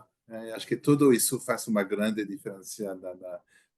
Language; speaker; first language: Portuguese; non-native, learner; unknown